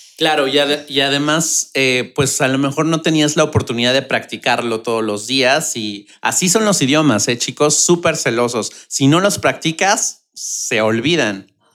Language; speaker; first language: Spanish; native; Spanish